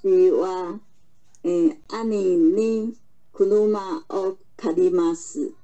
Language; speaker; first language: Japanese; non-native, learner; Chinese